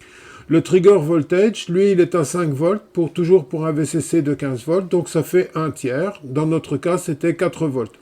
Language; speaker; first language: French; native; French